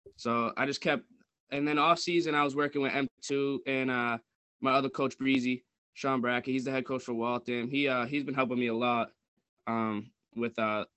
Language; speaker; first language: English; native; English